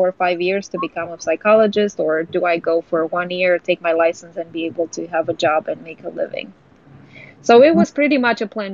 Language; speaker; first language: English; non-native, fluent; Romanian